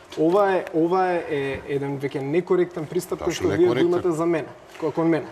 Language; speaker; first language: Macedonian; native; Macedonian